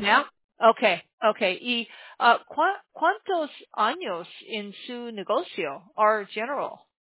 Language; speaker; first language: Spanish; non-native, learner; English